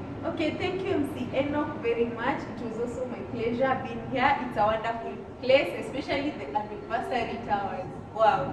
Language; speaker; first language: English; non-native, local second language; Swahili